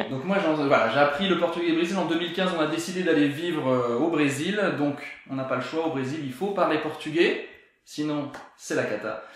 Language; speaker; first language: French; native; French